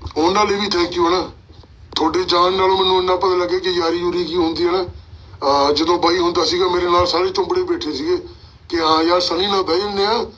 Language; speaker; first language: Punjabi; early bilingual, heritage; Punjabi